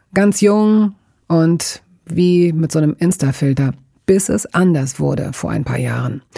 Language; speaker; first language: German; native; German